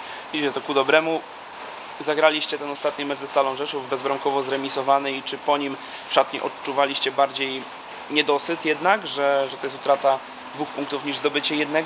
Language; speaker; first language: Polish; native; Polish